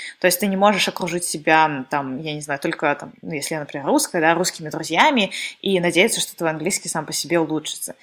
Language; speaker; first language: Russian; native; Russian